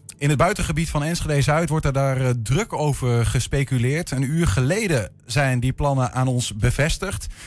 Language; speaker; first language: Dutch; native; Dutch